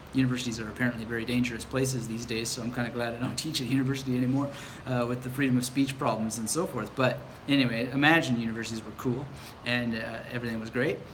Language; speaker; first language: English; native; English